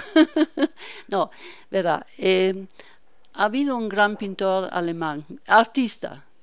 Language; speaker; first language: Spanish; non-native, fluent; German